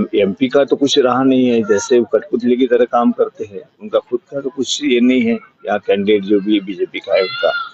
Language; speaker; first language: Hindi; non-native, local second language; Marathi